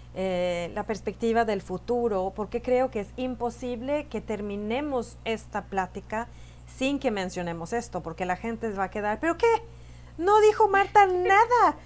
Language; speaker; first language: Spanish; non-native, fluent; Swedish